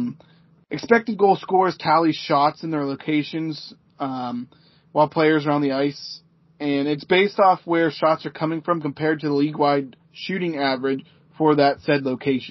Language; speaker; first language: English; native; English